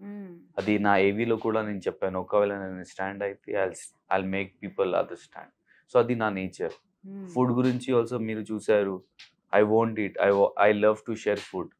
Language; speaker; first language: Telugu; non-native, local second language; Hindi